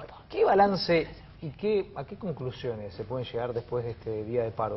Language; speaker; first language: Spanish; native; Spanish